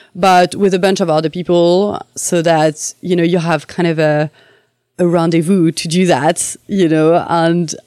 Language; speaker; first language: English; non-native, fluent; French